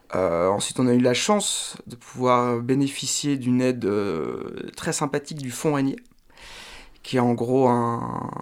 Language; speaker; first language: French; native; French